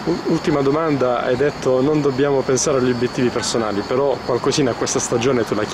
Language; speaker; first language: Italian; native; Italian